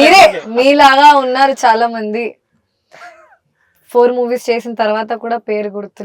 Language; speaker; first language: Telugu; non-native, local second language; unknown